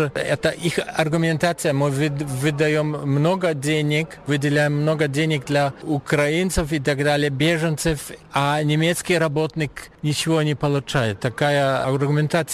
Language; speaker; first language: Russian; non-native, fluent; German